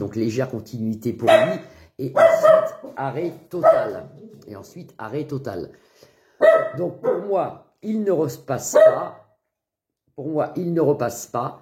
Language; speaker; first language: French; native; French